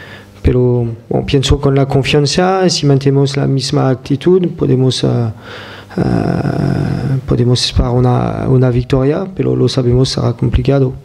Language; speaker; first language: Spanish; non-native, fluent; French